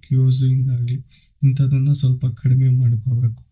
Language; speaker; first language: Kannada; non-native, local second language; Telugu